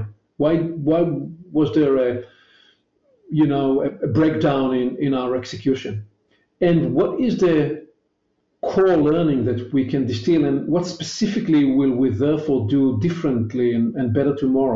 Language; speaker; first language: English; non-native, fluent; Hebrew